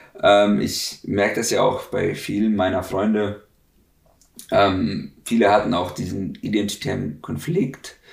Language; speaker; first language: German; native; German